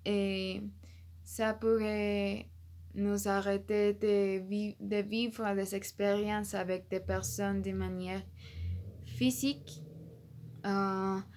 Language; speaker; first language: French; non-native, learner; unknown